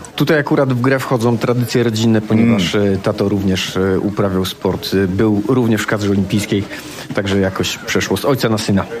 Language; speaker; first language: Polish; native; Polish